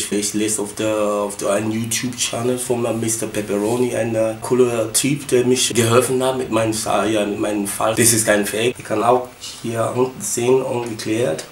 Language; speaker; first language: German; early bilingual, other home language; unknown